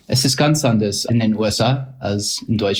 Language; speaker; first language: German; non-native, fluent; English